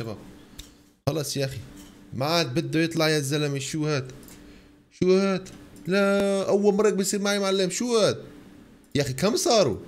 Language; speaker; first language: Arabic; native; Arabic